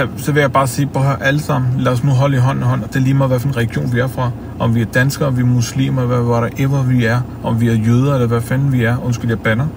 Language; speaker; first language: Danish; early bilingual, other home language; Kurdish